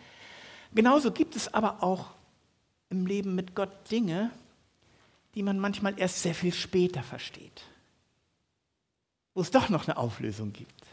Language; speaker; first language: German; native; German